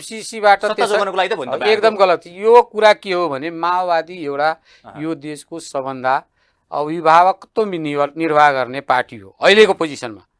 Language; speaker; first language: Nepali; native; Nepali